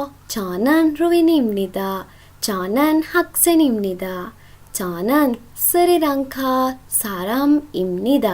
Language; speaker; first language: Korean; non-native, fluent; Sinhala